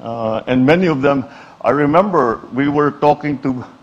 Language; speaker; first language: English; non-native, local second language; Filipino